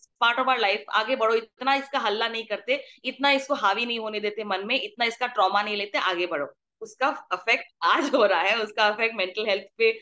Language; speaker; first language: Hindi; native; Hindi